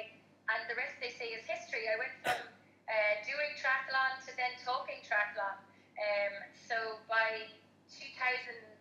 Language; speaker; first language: English; native; English